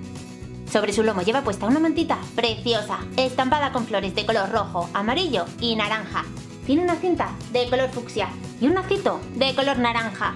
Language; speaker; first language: Spanish; native; Spanish